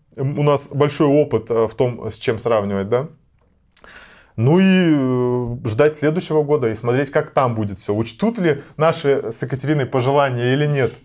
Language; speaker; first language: Russian; native; Russian